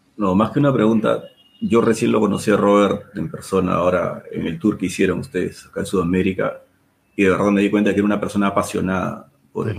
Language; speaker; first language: Spanish; native; Spanish